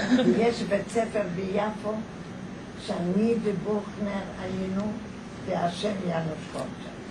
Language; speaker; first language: Hebrew; non-native, fluent; Polish